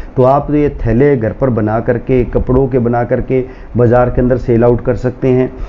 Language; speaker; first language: Hindi; non-native, local second language; Rajasthani